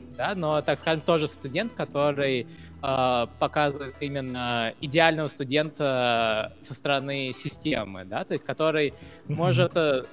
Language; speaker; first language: Russian; non-native, fluent; Hindi